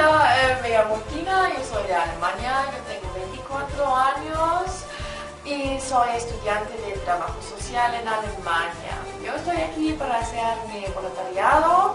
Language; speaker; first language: Spanish; non-native, fluent; German